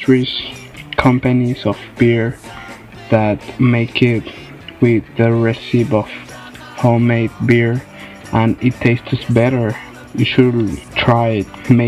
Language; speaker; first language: English; non-native, fluent; Spanish